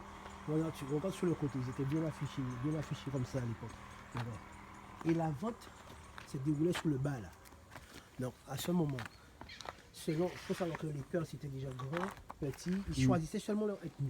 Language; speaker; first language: French; non-native, local second language; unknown